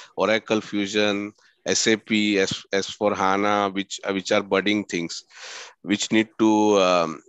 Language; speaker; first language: English; non-native, local second language; Marathi